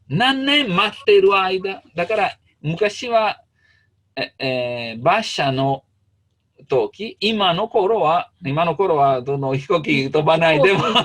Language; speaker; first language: Japanese; non-native, learner; Italian